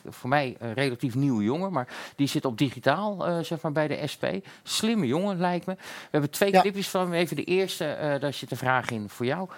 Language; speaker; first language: Dutch; native; Dutch